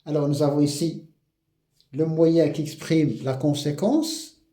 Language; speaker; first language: French; non-native, local second language; Arabic